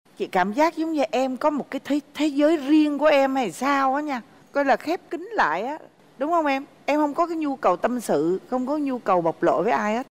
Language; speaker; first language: Vietnamese; native; Vietnamese